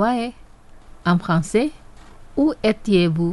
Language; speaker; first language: French; non-native, fluent; Indonesian